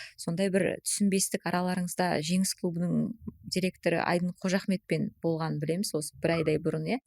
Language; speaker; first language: Kazakh; native; Kazakh